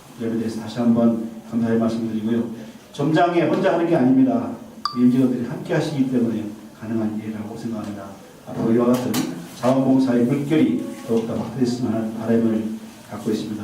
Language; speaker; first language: Korean; native; Korean